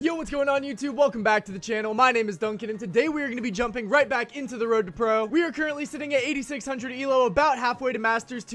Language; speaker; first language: English; native; English